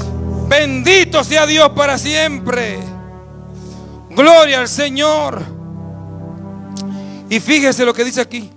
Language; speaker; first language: Spanish; native; Spanish